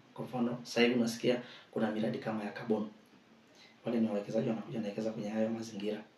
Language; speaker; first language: Swahili; non-native, local second language; Masai